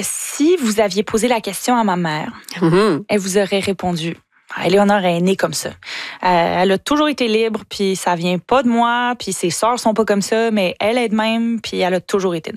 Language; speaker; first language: French; native; French